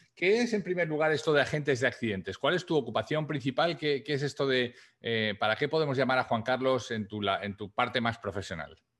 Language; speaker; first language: Spanish; native; Spanish